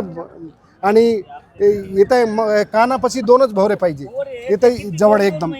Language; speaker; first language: Marathi; non-native, fluent; Hindi